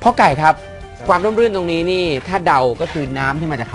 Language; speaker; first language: Thai; native; Thai